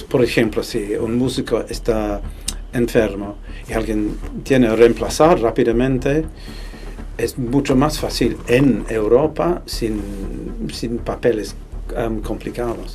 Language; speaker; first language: Spanish; non-native, fluent; English